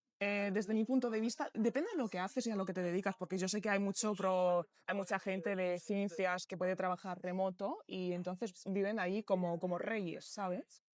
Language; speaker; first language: Spanish; non-native, fluent; Polish